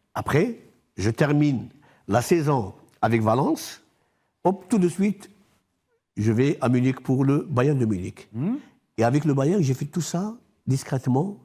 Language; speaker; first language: French; non-native, local second language; Arabic